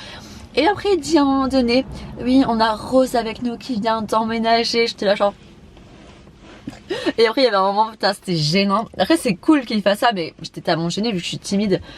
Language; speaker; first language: French; native; French